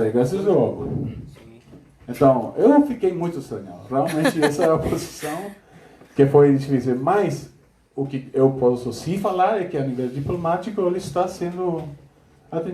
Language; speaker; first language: Portuguese; non-native, fluent; Spanish